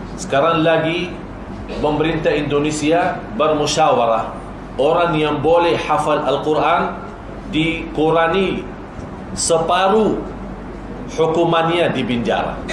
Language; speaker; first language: Malay; non-native, fluent; Arabic